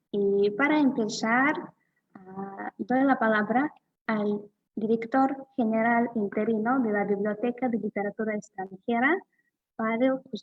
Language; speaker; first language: Spanish; non-native, fluent; Russian